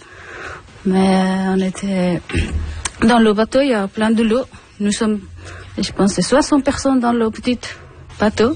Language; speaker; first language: French; non-native, learner; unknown